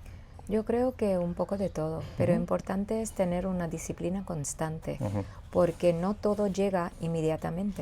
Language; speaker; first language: Spanish; non-native, fluent; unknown